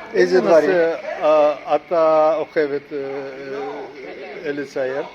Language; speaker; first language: Hebrew; non-native, learner; Russian